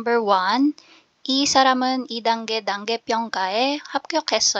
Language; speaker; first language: Korean; non-native, fluent; Filipino